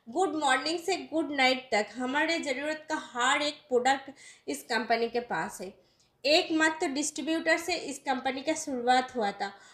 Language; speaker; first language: Hindi; non-native, local second language; Bangla